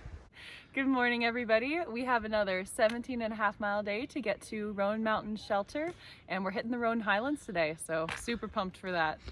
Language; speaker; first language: English; native; English